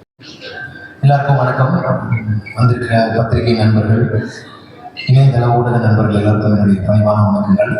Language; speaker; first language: Tamil; native; Tamil